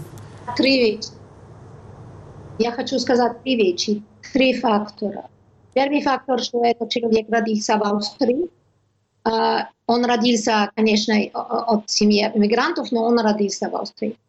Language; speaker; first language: Russian; non-native, learner; German